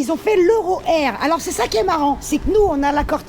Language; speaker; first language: French; native; French